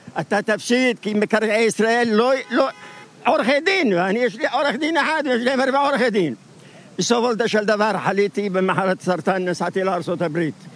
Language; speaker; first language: Hebrew; non-native, fluent; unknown